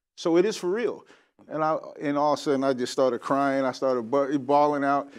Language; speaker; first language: English; native; English